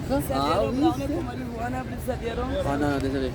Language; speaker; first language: French; non-native, learner; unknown